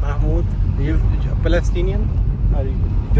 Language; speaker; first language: English; non-native, fluent; Urdu